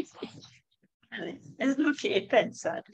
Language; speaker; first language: Spanish; non-native, fluent; English